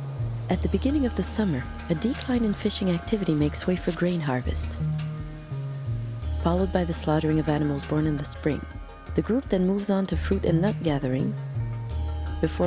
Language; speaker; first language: English; native; English